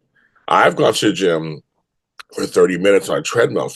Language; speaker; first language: English; native; English